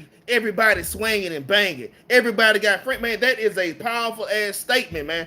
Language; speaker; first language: English; native; English